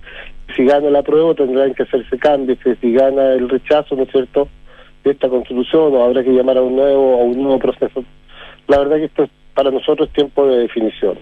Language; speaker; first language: Spanish; native; Spanish